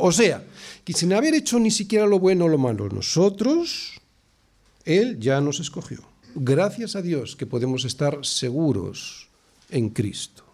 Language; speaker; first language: Spanish; native; Spanish